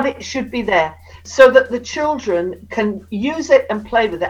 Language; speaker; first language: English; native; English